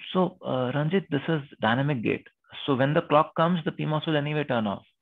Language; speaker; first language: English; non-native, local second language; Hindi